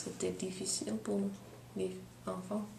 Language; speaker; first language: French; non-native, learner; English